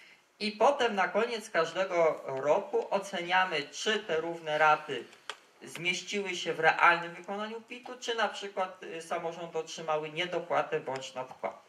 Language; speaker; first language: Polish; native; Polish